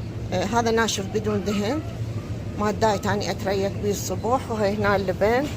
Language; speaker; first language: Arabic; native; Arabic